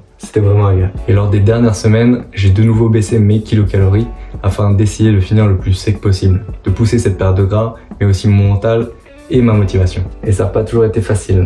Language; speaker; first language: French; native; French